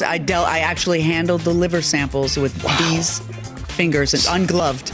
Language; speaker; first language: English; native; English